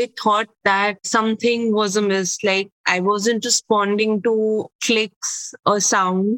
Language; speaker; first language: English; non-native, local second language; Hindi